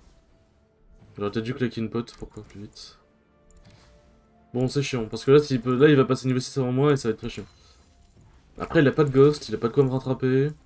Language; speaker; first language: French; native; French